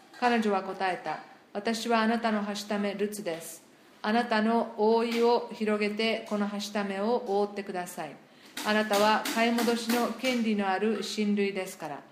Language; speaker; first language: Japanese; non-native, fluent; English